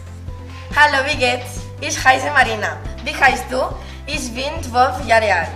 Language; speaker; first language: German; non-native, learner; Catalan